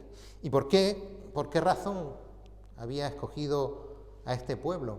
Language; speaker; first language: Spanish; native; Spanish